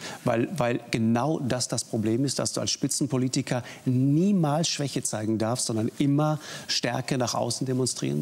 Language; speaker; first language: German; native; German